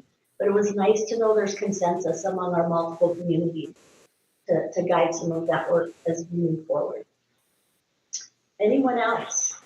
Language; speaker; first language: English; native; English